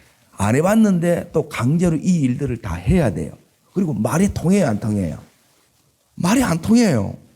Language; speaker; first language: Korean; native; Korean